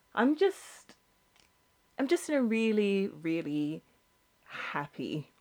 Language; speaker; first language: English; native; English